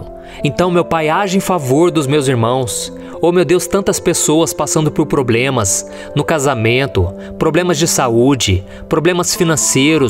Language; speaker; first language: Portuguese; native; Portuguese